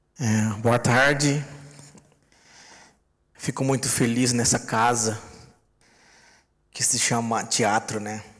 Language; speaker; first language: Portuguese; non-native, local second language; Yanomámi